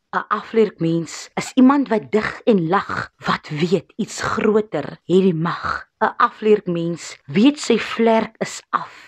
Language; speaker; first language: Afrikaans; native; Afrikaans